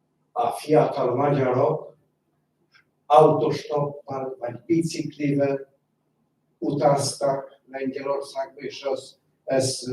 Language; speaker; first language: Hungarian; non-native, fluent; Polish